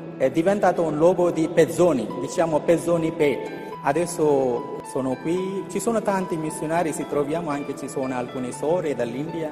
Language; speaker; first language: Italian; non-native, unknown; Telugu